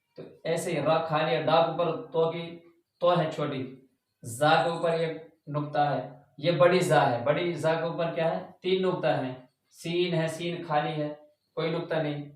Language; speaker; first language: Hindi; native; Hindi